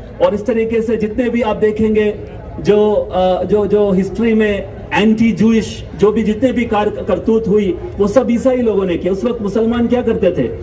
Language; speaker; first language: Urdu; non-native, local second language; Malayalam